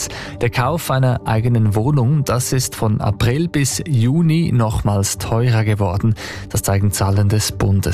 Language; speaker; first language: German; native; German